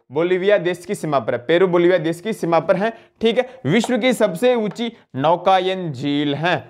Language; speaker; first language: Hindi; native; Hindi